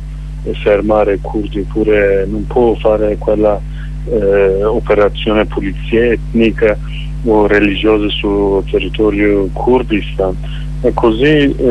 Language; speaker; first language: Italian; non-native, learner; Kurdish